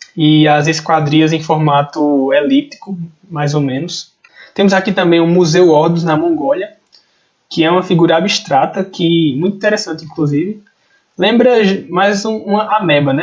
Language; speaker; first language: Portuguese; native; Portuguese